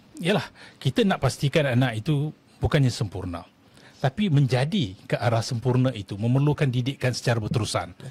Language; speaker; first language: Malay; non-native, local second language; Tamil